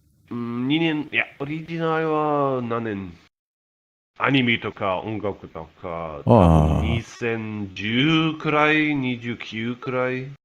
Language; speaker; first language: Japanese; non-native, learner; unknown